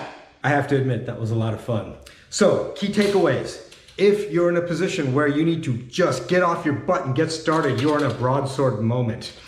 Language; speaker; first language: English; native; English